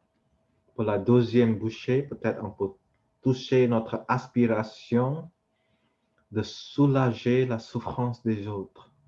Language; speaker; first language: French; non-native, fluent; Vietnamese